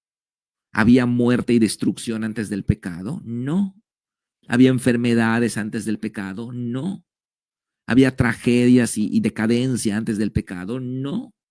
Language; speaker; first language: Spanish; native; Spanish